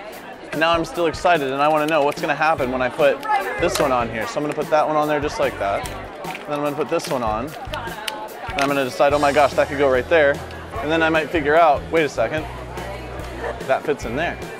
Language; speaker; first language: English; native; English